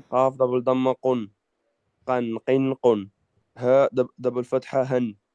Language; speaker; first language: Arabic; non-native, learner; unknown